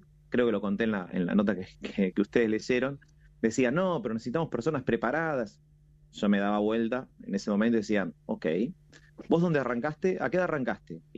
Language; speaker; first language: Spanish; native; Spanish